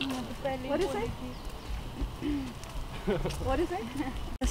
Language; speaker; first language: English; non-native, learner; Russian